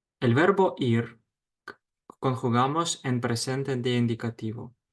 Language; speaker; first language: Spanish; non-native, fluent; Ukrainian